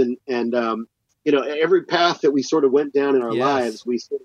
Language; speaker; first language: English; native; English